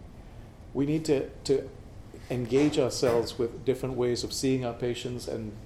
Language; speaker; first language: English; non-native, local second language; Tamil